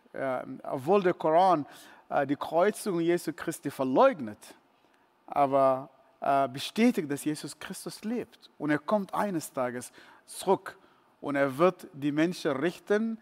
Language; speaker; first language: German; non-native, fluent; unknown